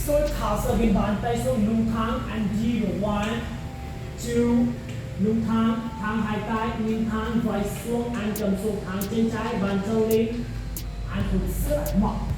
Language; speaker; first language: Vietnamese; non-native, learner; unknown